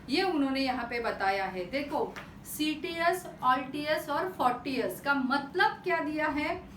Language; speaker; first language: Hindi; non-native, local second language; Marathi